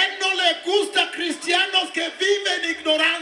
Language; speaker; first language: Spanish; non-native, learner; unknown